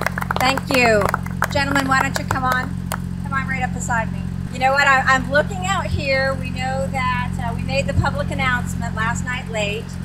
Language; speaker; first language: English; native; English